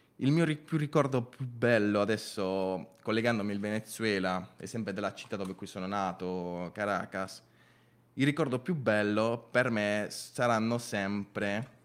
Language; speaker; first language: Italian; early bilingual, other home language; Spanish